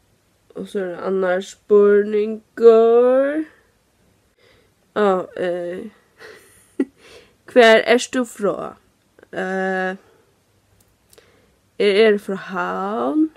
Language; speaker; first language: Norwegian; non-native, learner; Faroese